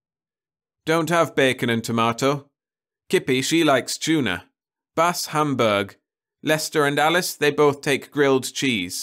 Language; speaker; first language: English; native; English